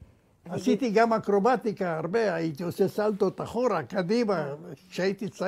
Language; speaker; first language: Hebrew; non-native, fluent; Romanian